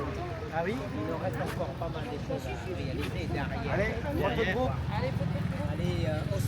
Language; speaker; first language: French; non-native, fluent; Thai